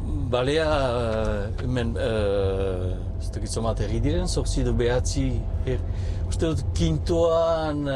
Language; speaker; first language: Basque; native; Basque